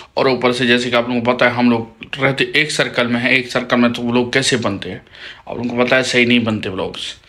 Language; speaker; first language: Hindi; non-native, local second language; Bangla